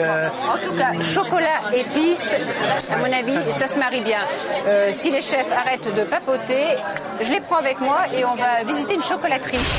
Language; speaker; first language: French; native; French